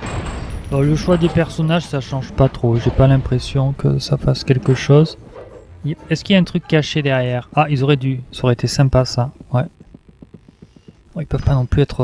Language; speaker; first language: French; native; French